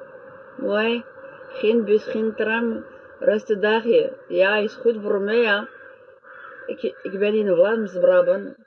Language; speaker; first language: Dutch; non-native, learner; French